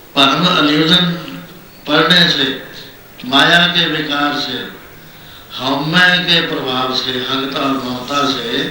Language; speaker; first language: Hindi; non-native, local second language; Punjabi